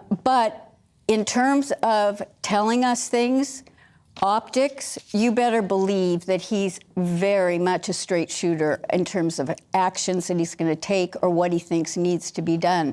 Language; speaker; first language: English; native; English